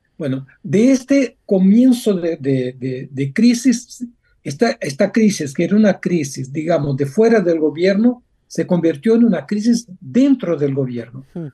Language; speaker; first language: Spanish; non-native, fluent; Portuguese